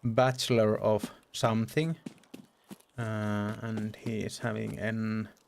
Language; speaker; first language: English; non-native, fluent; Finnish